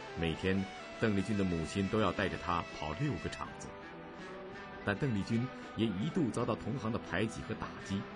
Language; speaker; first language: Chinese; native; Chinese